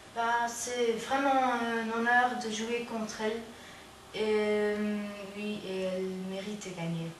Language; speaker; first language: French; non-native, learner; Dutch